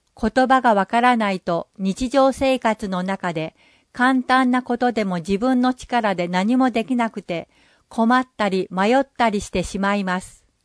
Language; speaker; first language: Japanese; non-native, fluent; English